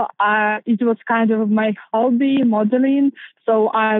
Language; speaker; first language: English; non-native, fluent; Ukrainian